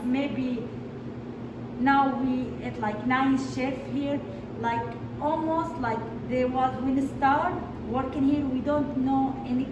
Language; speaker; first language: English; non-native, learner; Arabic